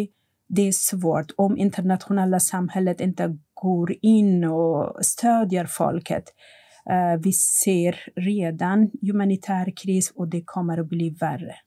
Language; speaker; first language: Swedish; non-native, fluent; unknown